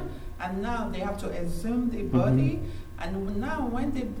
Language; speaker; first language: English; non-native, local second language; Yoruba